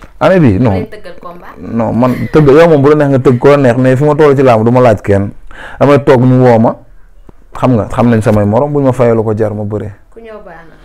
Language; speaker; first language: Wolof; native; Wolof